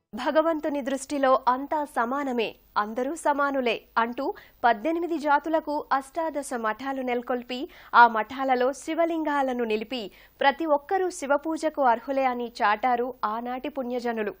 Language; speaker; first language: Telugu; native; Telugu